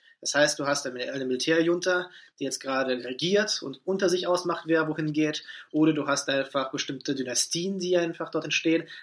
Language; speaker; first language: German; non-native, fluent; Russian